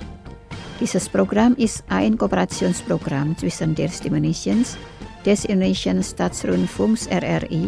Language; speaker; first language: German; non-native, learner; Indonesian